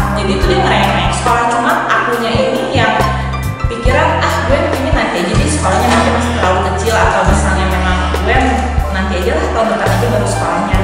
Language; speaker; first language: Indonesian; native; Indonesian